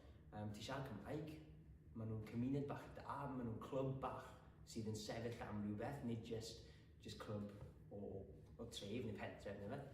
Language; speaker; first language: Welsh; non-native, local second language; English